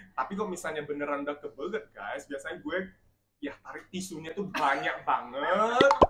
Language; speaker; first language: Indonesian; native; Indonesian